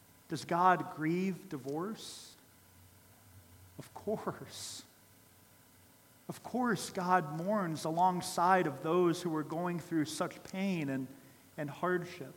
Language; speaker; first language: English; native; English